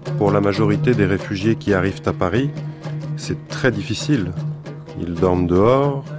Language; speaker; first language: French; native; French